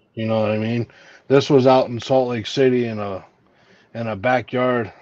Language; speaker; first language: English; native; English